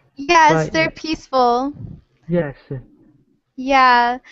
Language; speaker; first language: English; native; English